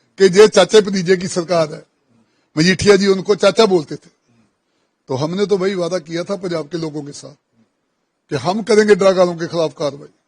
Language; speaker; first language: Hindi; non-native, local second language; Punjabi